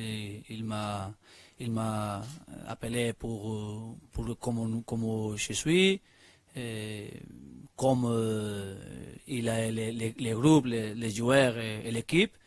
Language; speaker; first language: French; non-native, learner; Spanish